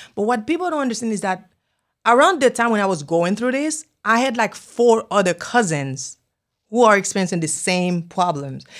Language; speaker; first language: English; non-native, fluent; Haitian Creole